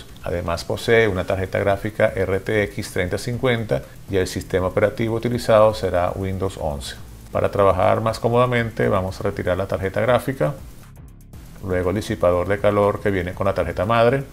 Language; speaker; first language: Spanish; native; Spanish